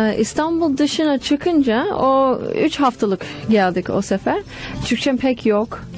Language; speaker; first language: Turkish; non-native, fluent; English